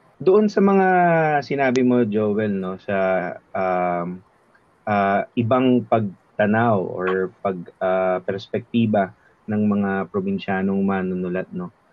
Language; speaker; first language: Filipino; native; Filipino